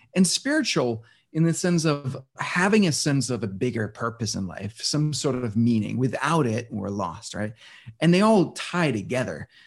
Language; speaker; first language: English; non-native, fluent; Danish